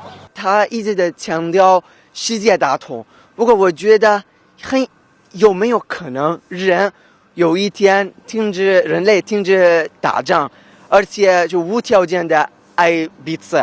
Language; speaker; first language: Chinese; non-native, fluent; Arabic